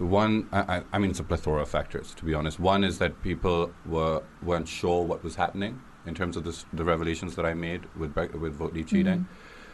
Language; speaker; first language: English; non-native, local second language; Urdu